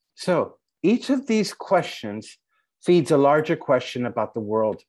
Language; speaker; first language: English; native; English